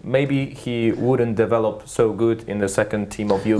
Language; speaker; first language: English; non-native, fluent; Polish